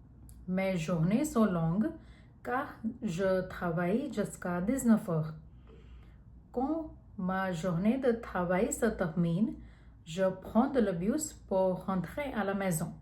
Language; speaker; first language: French; non-native, learner; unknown